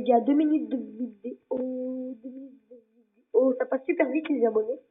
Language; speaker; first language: French; native; French